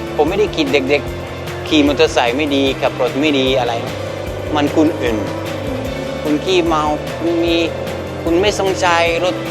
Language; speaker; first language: Thai; non-native, learner; French